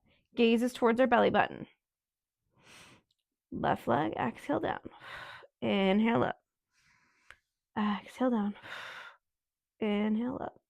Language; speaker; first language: English; native; English